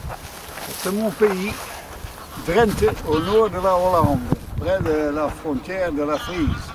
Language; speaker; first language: French; non-native, learner; Dutch